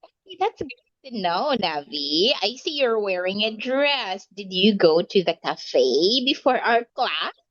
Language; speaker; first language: English; non-native, local second language; Filipino